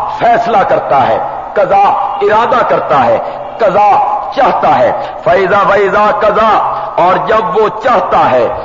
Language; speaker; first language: Urdu; non-native, local second language; Punjabi